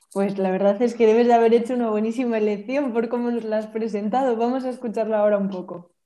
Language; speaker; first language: Spanish; native; Spanish